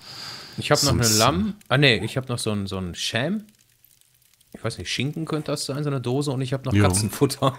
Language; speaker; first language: German; native; German